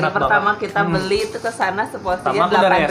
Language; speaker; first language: Indonesian; native; Indonesian